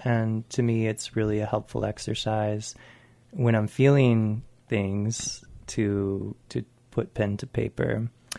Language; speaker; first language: English; native; English